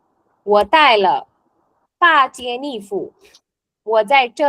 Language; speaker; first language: Chinese; non-native, fluent; Hindi